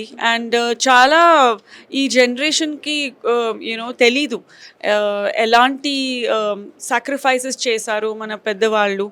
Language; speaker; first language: Telugu; non-native, fluent; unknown